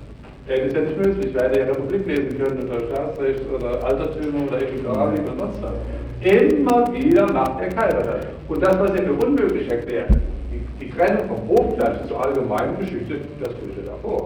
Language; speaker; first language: German; native; German